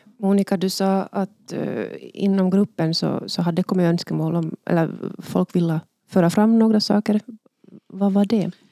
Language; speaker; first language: Swedish; native; Swedish